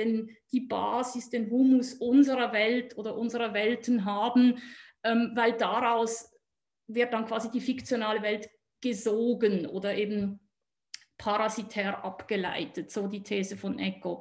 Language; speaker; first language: German; native; German